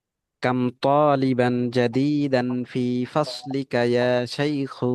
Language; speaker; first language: Arabic; non-native, fluent; Bangla